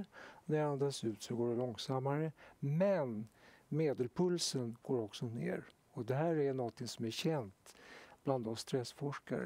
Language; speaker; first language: Swedish; native; Swedish